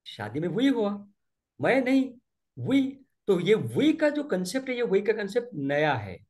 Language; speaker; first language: Hindi; non-native, local second language; Marathi